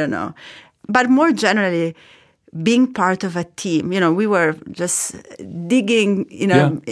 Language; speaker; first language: English; non-native, fluent; Italian